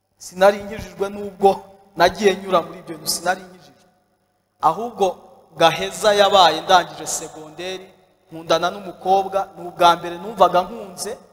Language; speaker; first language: Kinyarwanda; native; Kinyarwanda